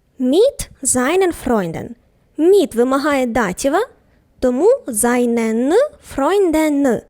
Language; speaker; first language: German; non-native, fluent; Ukrainian